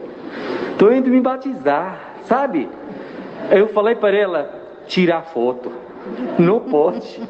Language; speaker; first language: Portuguese; non-native, fluent; Arabic